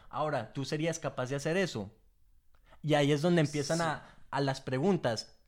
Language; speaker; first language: Spanish; early bilingual, heritage; Spanish